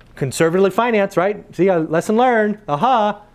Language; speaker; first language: English; native; English